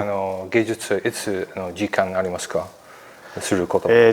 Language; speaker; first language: Japanese; non-native, learner; English